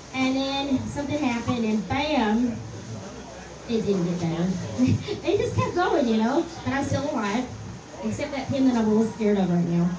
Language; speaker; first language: English; native; English